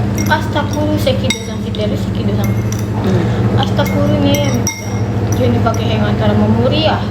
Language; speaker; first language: Japanese; non-native, learner; Indonesian